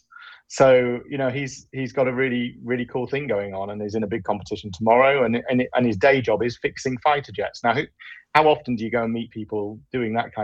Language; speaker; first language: English; native; English